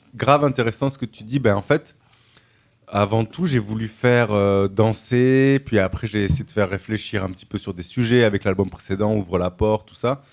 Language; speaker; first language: French; native; French